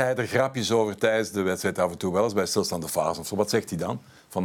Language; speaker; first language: Dutch; native; Dutch